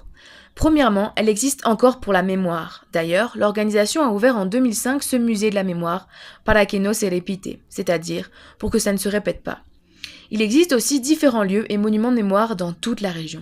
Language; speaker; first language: French; native; French